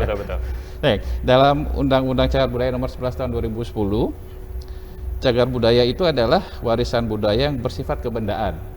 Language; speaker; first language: Indonesian; native; Indonesian